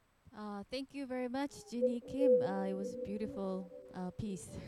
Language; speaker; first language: English; non-native, fluent; Korean